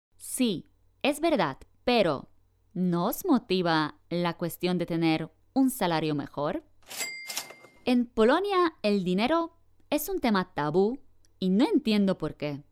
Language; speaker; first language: Spanish; non-native, fluent; Polish